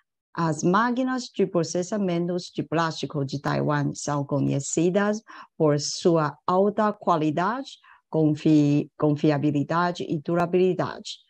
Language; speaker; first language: Portuguese; non-native, fluent; Chinese